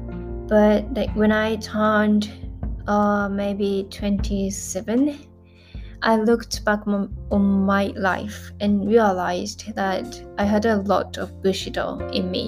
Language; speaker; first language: English; non-native, fluent; Japanese